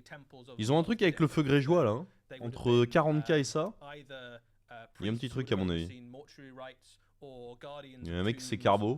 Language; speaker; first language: French; native; French